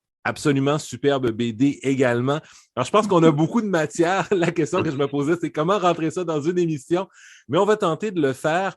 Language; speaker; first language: French; native; French